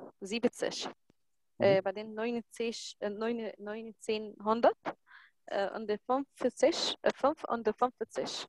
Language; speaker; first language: German; non-native, learner; Arabic